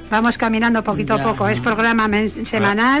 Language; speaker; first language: Spanish; native; Spanish